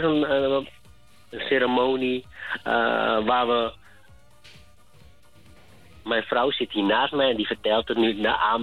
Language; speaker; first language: Dutch; native; Dutch